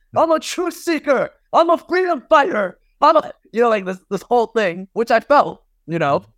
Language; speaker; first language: English; native; English